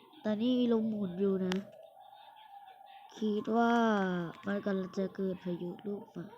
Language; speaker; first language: Thai; native; Thai